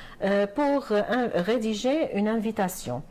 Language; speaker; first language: French; non-native, fluent; Arabic